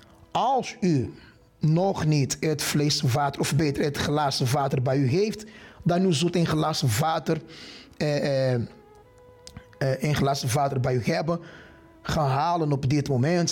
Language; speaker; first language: Dutch; non-native, fluent; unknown